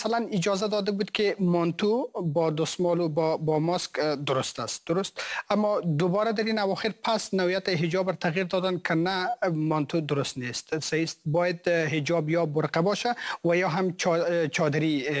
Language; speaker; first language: Persian; native; Persian